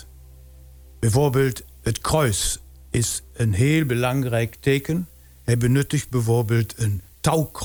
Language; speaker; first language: Dutch; non-native, fluent; German